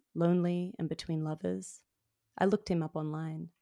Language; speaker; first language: English; native; English